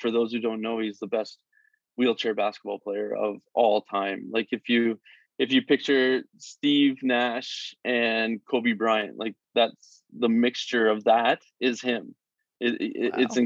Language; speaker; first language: English; native; English